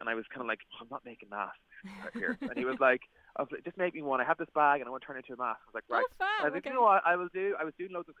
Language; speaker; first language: English; native; English